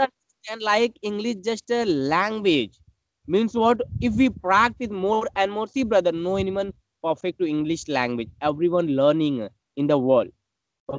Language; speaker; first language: English; non-native, learner; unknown